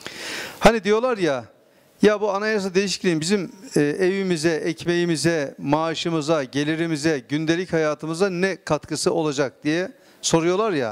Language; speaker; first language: Turkish; native; Turkish